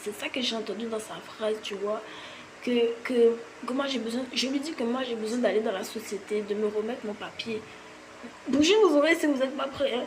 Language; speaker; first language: French; native; French